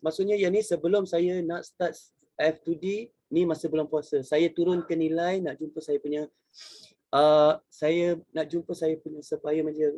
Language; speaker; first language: Malay; native; Malay